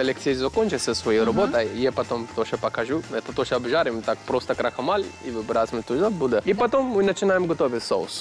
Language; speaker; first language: Russian; non-native, learner; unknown